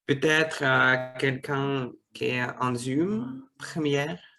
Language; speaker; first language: French; non-native, fluent; Russian